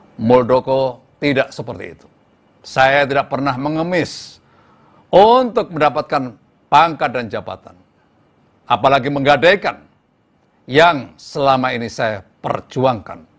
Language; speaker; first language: Indonesian; native; Indonesian